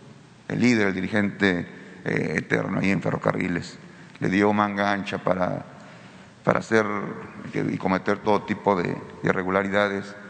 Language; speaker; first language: Spanish; native; Spanish